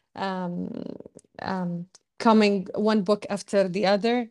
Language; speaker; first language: English; non-native, fluent; Arabic